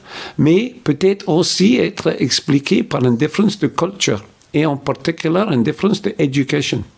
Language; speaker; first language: French; non-native, fluent; English